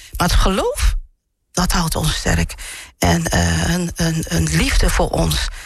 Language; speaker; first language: Dutch; early bilingual, other home language; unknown